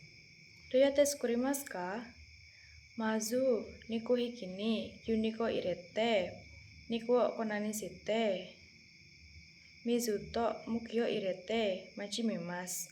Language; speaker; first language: Japanese; non-native, learner; Indonesian